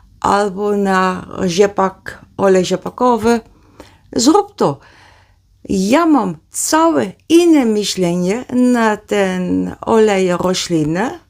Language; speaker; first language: Polish; non-native, learner; Dutch